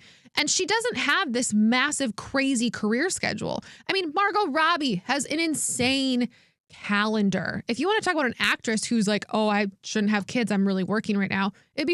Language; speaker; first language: English; native; English